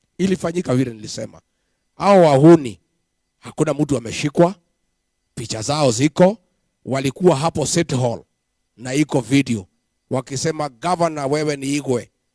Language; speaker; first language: Swahili; non-native, local second language; Kikuyu